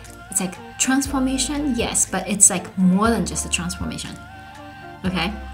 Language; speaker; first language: English; non-native, fluent; Japanese